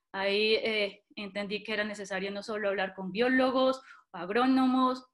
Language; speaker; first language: Spanish; native; Spanish